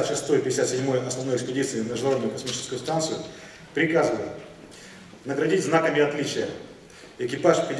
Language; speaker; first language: Russian; native; Russian